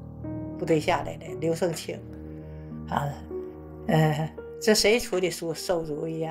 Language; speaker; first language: Chinese; native; Chinese